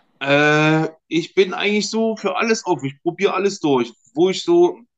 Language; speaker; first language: German; native; German